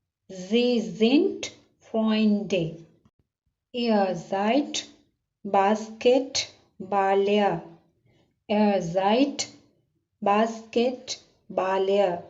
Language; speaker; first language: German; non-native, learner; Urdu